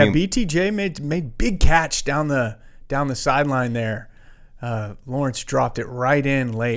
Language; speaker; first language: English; native; English